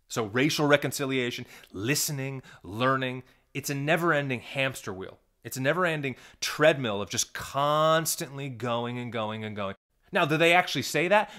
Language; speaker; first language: English; native; English